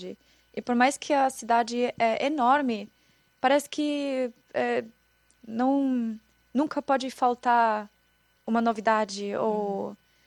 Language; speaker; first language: Portuguese; non-native, fluent; German